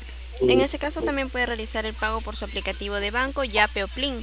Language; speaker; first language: Spanish; native; Spanish